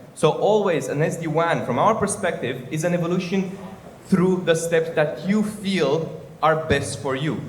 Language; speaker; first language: English; non-native, fluent; Romanian